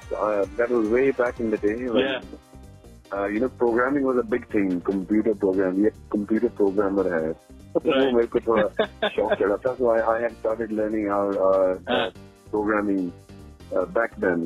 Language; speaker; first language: English; non-native, local second language; Punjabi